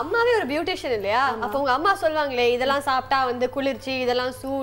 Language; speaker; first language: Tamil; native; Tamil